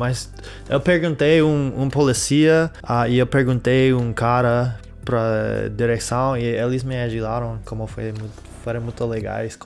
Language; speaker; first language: Portuguese; non-native, fluent; English